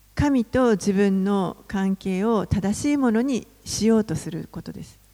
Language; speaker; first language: Japanese; non-native, fluent; English